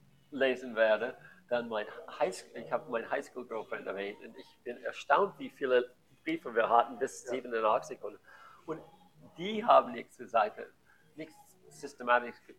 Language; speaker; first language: German; non-native, learner; English